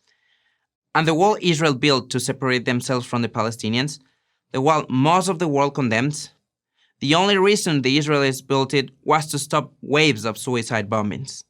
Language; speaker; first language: English; non-native, fluent; Spanish